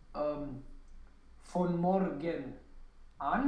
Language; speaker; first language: German; non-native, learner; Romanian